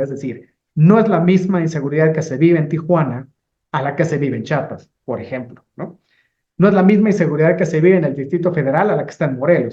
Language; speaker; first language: Spanish; native; Spanish